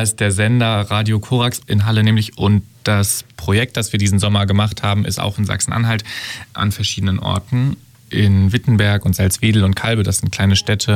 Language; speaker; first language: German; native; German